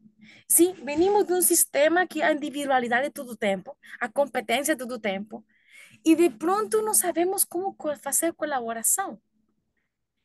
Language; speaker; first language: Portuguese; non-native, learner; Spanish